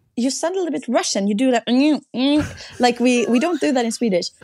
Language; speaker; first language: English; non-native, fluent; Swedish